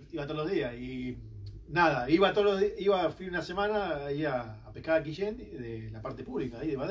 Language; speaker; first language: Spanish; native; Spanish